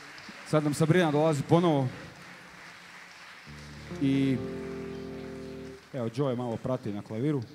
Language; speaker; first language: Croatian; native; Croatian